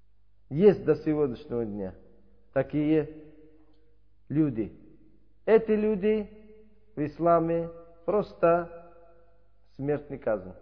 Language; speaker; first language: Russian; non-native, learner; Uzbek